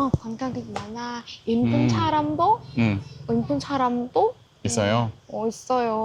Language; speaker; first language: Korean; non-native, learner; Vietnamese